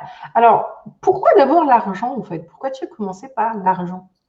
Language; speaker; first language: French; native; French